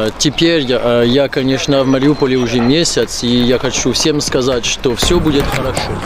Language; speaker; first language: Russian; non-native, fluent; French